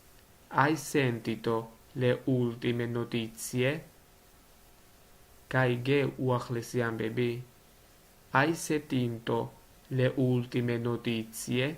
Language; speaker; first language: Italian; non-native, learner; Georgian